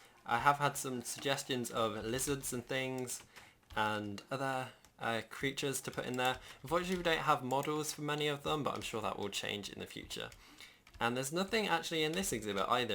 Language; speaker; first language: English; native; English